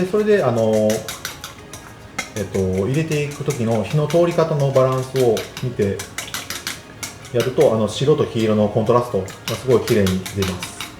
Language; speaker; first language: Japanese; native; Japanese